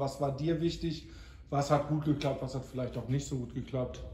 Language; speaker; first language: German; native; German